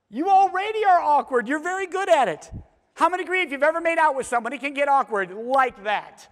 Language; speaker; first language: English; native; English